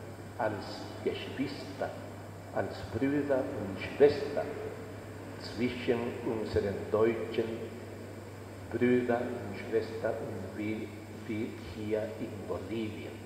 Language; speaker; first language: German; non-native, fluent; Spanish